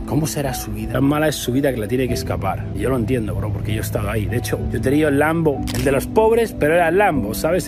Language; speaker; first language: Spanish; native; Spanish